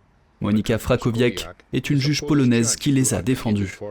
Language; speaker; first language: French; native; French